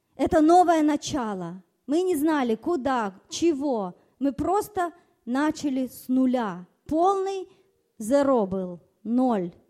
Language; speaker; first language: Russian; early bilingual, other home language; German